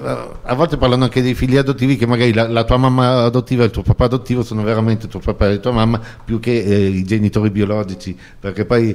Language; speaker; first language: Italian; native; Italian